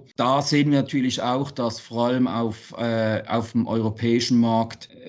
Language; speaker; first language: German; native; German